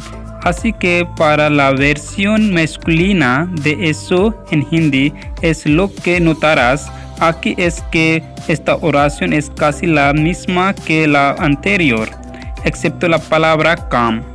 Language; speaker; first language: Spanish; non-native, learner; Hindi